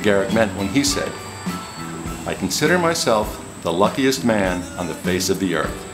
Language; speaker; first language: English; native; English